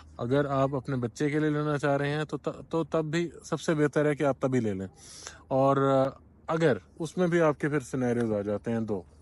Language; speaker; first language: Urdu; native; Urdu